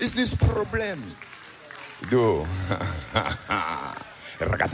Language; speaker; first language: English; non-native, learner; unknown